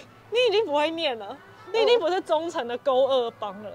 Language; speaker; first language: Chinese; native; Chinese